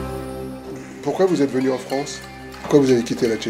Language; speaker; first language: French; native; French